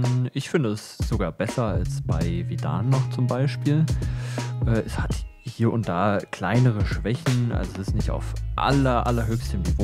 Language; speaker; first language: German; native; German